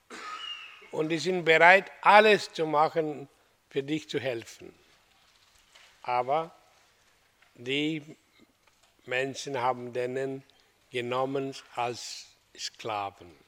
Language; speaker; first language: German; non-native, learner; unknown